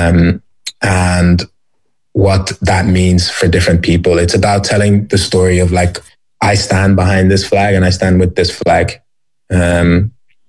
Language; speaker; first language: English; native; English